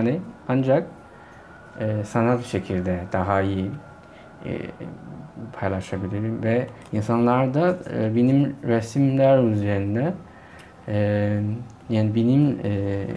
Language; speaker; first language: Turkish; non-native, fluent; Chinese